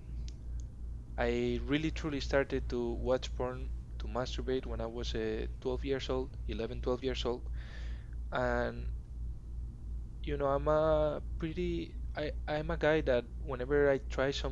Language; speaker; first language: English; non-native, fluent; Spanish